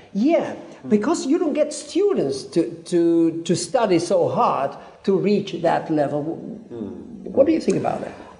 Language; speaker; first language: English; non-native, fluent; Spanish